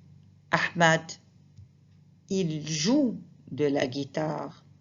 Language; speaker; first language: French; non-native, fluent; Arabic